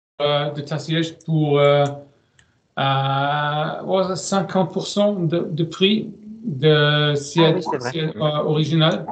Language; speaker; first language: French; non-native, learner; German